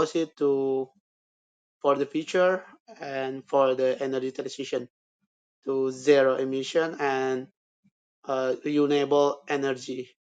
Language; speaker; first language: English; non-native, learner; Indonesian